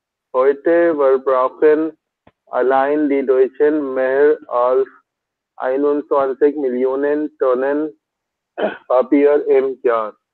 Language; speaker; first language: German; non-native, learner; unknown